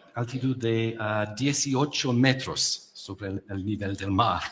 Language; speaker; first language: Spanish; non-native, learner; English